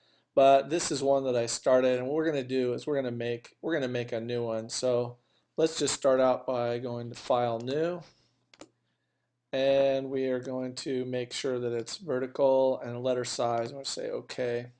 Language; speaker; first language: English; native; English